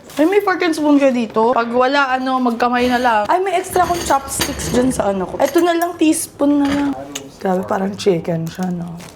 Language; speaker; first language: Filipino; native; Filipino